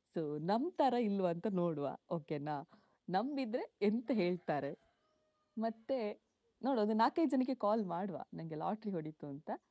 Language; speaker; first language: Kannada; non-native, local second language; Tulu